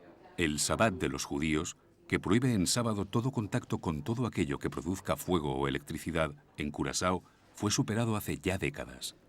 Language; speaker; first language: Spanish; native; Spanish